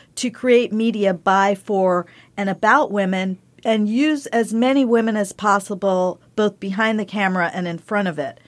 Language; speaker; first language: English; early bilingual, other home language; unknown